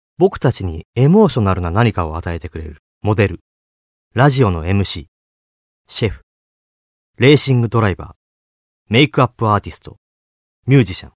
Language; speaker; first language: Japanese; native; Japanese